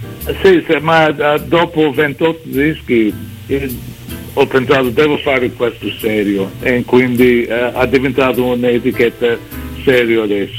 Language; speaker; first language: Italian; early bilingual, heritage; English